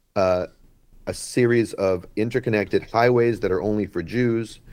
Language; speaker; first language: English; native; English